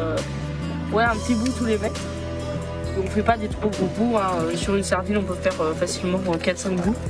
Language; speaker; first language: French; native; French